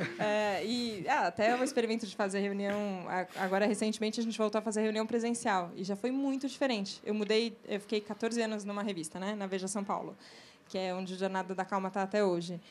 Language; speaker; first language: Portuguese; native; Portuguese